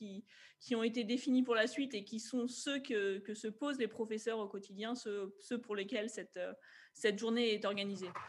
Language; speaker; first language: French; native; French